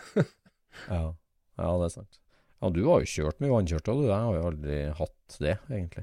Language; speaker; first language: Norwegian; native; Norwegian